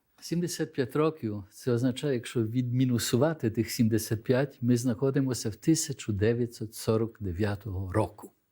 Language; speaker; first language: Ukrainian; early bilingual, heritage; Ukrainian